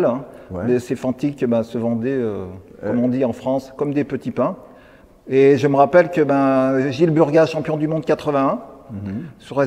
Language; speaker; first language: French; native; French